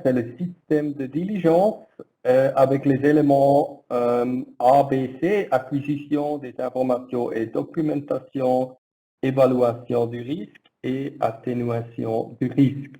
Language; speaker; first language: French; non-native, learner; German